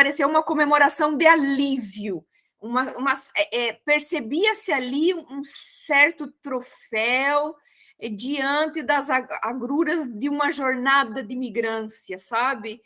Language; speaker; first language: Portuguese; native; Portuguese